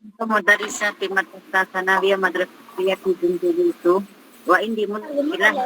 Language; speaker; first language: Arabic; non-native, learner; Indonesian